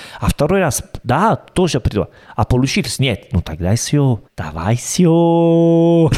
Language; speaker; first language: Russian; non-native, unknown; Italian